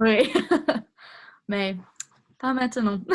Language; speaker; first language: French; non-native, learner; English